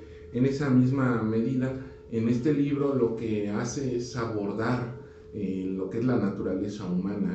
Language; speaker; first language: Spanish; native; Spanish